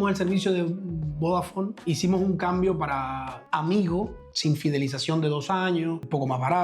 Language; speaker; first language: Spanish; native; Spanish